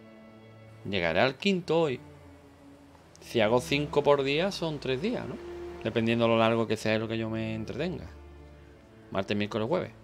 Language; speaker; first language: Spanish; native; Spanish